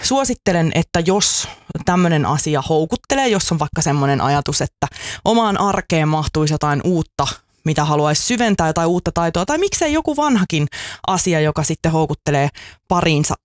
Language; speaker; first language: Finnish; native; Finnish